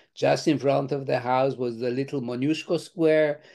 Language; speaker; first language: English; non-native, fluent; Lithuanian